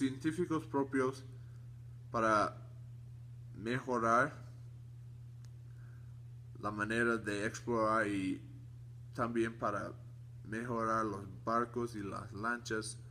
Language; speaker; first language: Spanish; non-native, learner; English